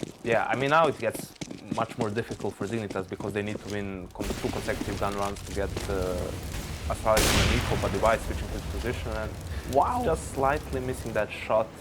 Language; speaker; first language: English; non-native, fluent; Danish